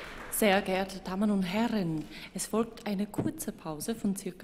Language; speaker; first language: German; native; German